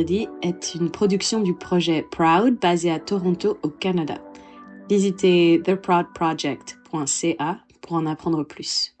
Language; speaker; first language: French; native; French